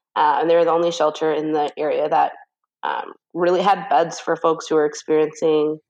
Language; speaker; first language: English; native; English